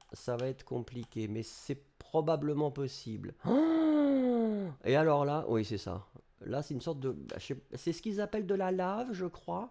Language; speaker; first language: French; native; French